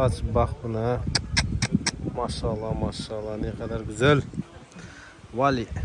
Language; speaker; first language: Turkish; non-native, learner; Kazakh